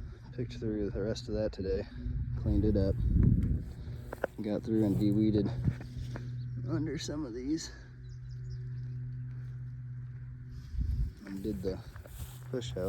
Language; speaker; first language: English; native; English